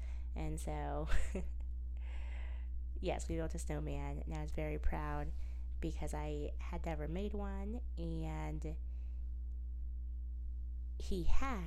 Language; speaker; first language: English; native; English